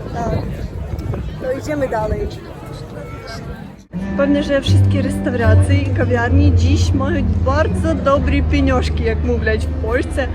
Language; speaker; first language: Polish; non-native, learner; Russian